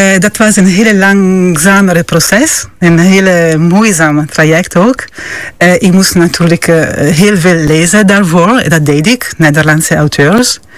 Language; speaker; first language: Dutch; non-native, fluent; Italian